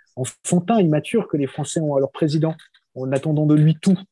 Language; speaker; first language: French; native; French